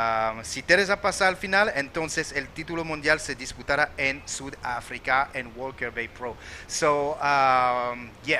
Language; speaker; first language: Spanish; non-native, fluent; French